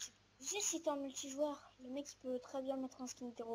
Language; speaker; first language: French; native; French